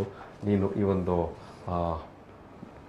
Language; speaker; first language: Kannada; native; Kannada